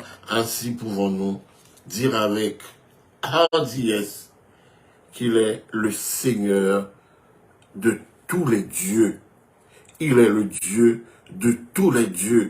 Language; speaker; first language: French; non-native, local second language; Haitian Creole